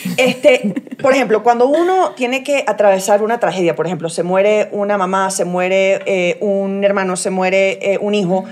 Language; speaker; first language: Spanish; native; Spanish